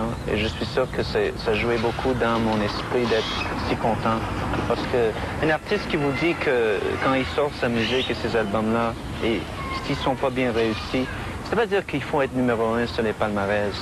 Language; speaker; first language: French; non-native, fluent; English